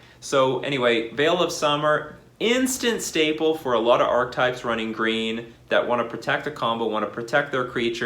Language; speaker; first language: English; native; English